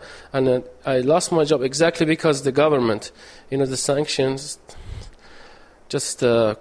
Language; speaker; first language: English; non-native, learner; Persian